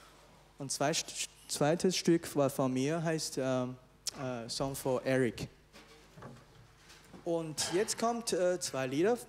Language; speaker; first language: German; non-native, fluent; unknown